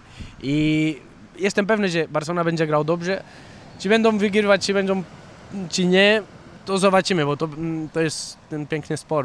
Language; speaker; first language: Polish; non-native, fluent; Catalan